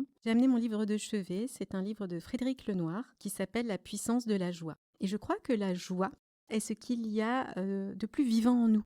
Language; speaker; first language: French; native; French